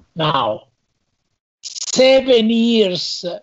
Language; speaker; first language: English; non-native, fluent; Italian